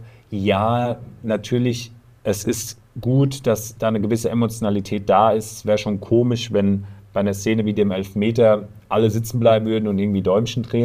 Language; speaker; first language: German; native; German